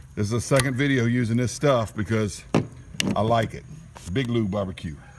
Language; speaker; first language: English; native; English